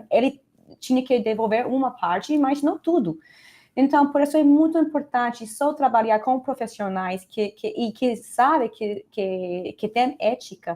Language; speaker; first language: Portuguese; non-native, fluent; Spanish